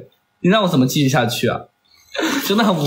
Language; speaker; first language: Chinese; native; Chinese